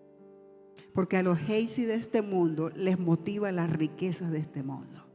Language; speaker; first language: Spanish; native; Spanish